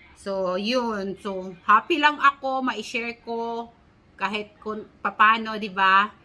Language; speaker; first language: Filipino; non-native, local second language; Cebuano